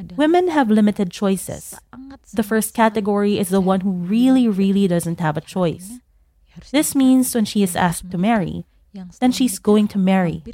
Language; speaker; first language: English; non-native, fluent; Indonesian